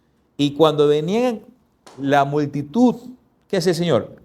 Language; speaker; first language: Spanish; native; Spanish